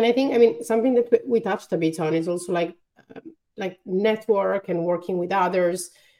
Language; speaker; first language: English; non-native, fluent; Italian